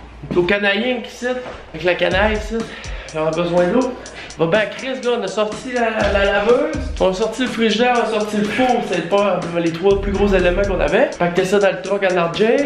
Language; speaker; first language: French; native; French